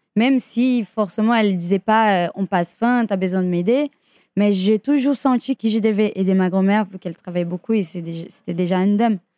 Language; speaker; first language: French; non-native, fluent; Portuguese